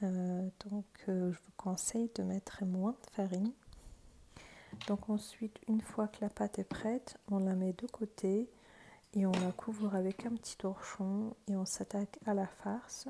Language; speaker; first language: French; non-native, fluent; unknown